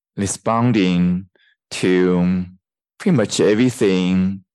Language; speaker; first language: English; non-native, fluent; Chinese